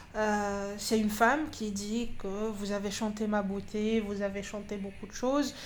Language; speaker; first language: French; non-native, local second language; Arabic